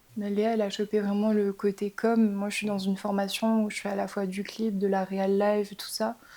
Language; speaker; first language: French; native; French